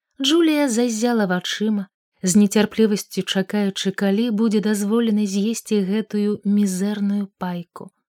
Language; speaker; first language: Belarusian; native; Belarusian